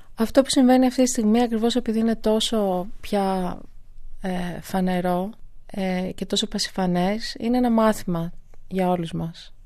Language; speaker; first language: Greek; native; Greek